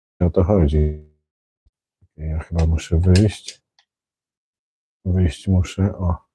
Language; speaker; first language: Polish; native; Polish